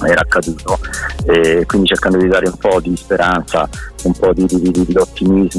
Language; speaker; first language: Italian; native; Italian